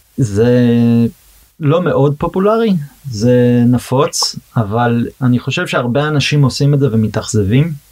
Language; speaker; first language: Hebrew; early bilingual, heritage; Hebrew